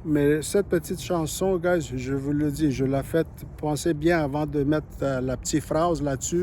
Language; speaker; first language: French; non-native, local second language; English